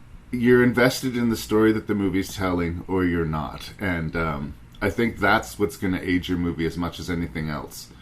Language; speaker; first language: English; native; English